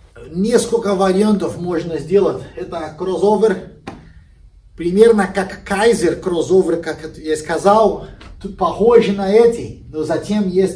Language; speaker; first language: Russian; non-native, learner; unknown